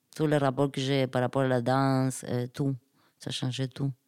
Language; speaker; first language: French; non-native, fluent; Spanish